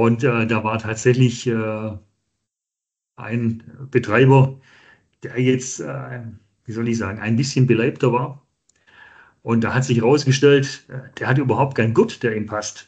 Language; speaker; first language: German; native; German